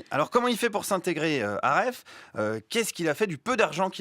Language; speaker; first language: French; native; French